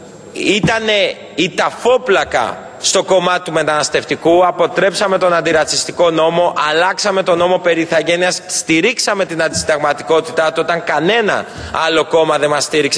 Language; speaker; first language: Greek; native; Greek